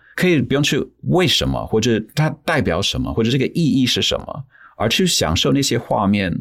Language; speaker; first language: Chinese; non-native, fluent; English